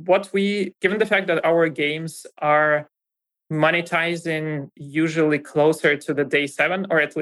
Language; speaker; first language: English; non-native, fluent; Russian